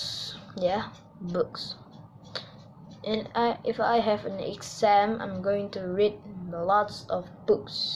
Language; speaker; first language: English; non-native, learner; Indonesian